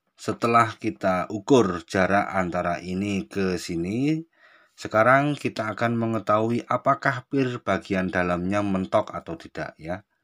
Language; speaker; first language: Indonesian; native; Indonesian